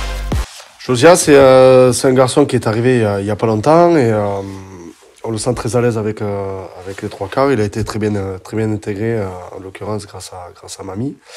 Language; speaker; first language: French; native; French